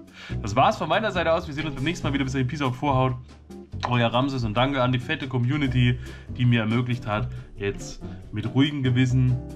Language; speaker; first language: German; native; German